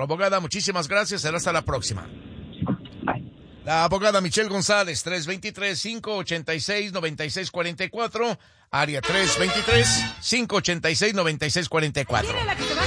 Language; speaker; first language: Spanish; native; Spanish